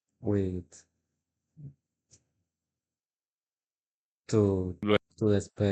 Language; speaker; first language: English; non-native, learner; Spanish